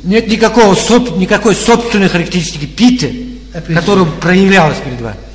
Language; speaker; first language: Russian; native; Russian